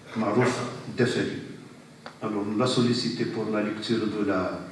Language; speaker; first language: French; non-native, local second language; Arabic